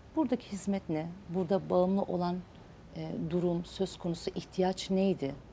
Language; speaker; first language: Turkish; native; Turkish